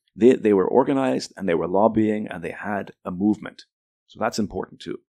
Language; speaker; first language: English; early bilingual, other home language; Arabic